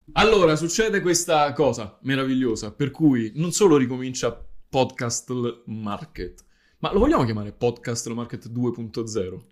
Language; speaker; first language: Italian; native; Italian